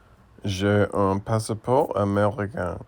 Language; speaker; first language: French; non-native, learner; English